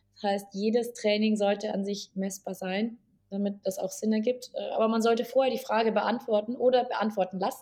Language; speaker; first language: German; native; German